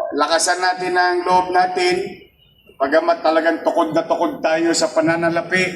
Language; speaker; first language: Filipino; native; Filipino